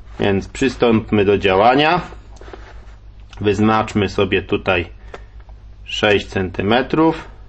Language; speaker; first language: Polish; native; Polish